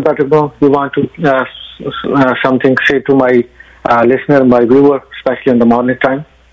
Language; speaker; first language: English; non-native, local second language; Punjabi